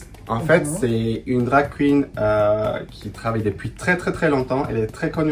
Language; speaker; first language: French; non-native, fluent; Spanish